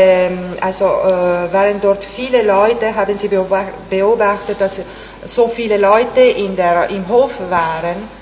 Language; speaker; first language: German; non-native, fluent; Italian